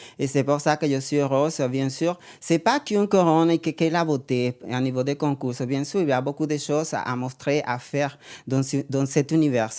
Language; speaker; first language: French; non-native, fluent; Spanish